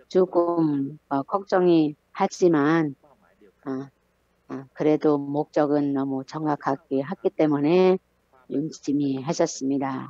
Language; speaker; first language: Korean; non-native, learner; Thai